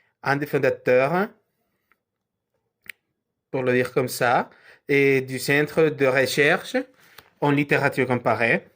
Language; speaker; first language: French; non-native, learner; Spanish